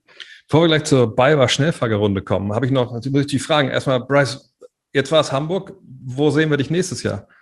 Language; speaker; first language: German; native; German